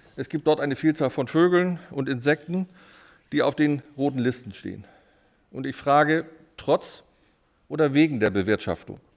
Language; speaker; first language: German; native; German